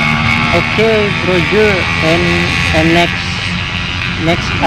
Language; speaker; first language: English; non-native, learner; Minangkabau